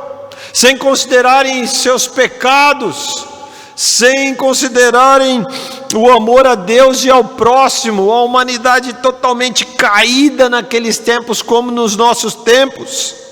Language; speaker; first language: Portuguese; native; Portuguese